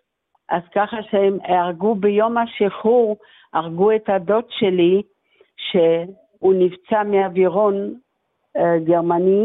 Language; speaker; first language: Hebrew; non-native, fluent; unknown